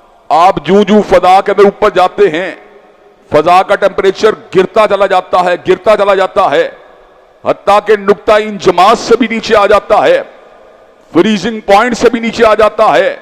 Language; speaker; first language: Urdu; native; Urdu